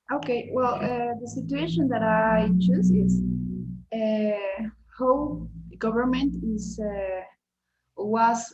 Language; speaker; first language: English; non-native, learner; Spanish